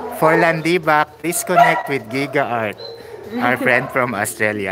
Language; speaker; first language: English; non-native, local second language; Filipino